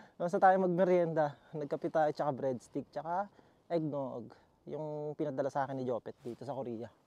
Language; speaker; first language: Filipino; native; Filipino